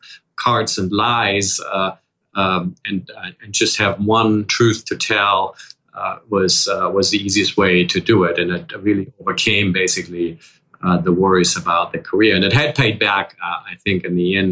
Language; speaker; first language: English; non-native, fluent; German